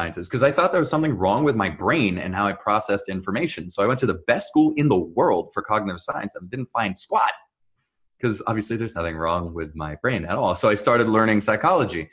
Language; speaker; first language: English; early bilingual, other home language; Hebrew